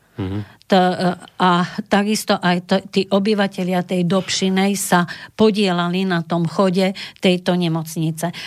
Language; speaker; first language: Slovak; native; Slovak